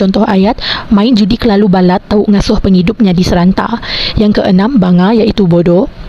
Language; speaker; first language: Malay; non-native, local second language; Iban